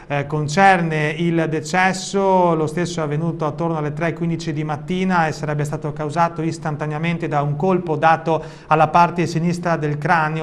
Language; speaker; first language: Italian; native; Italian